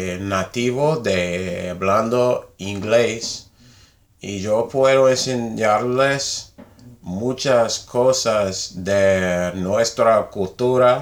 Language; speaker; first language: Spanish; non-native, learner; English